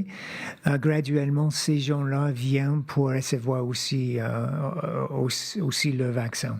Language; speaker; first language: French; non-native, fluent; English